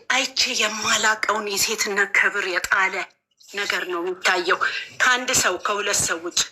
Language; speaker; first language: Amharic; native; Amharic